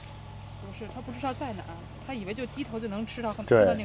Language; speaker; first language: Chinese; native; Chinese